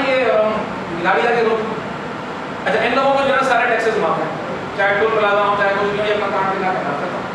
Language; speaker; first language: Urdu; non-native, local second language; Sindhi